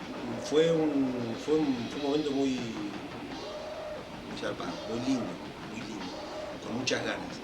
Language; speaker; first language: Spanish; native; Spanish